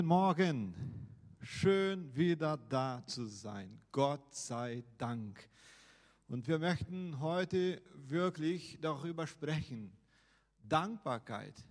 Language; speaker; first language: German; non-native, fluent; Portuguese